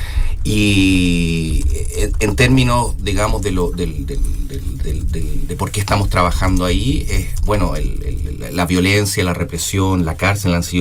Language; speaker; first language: Spanish; native; Spanish